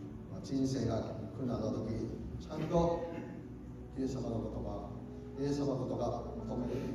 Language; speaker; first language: Japanese; non-native, learner; Cantonese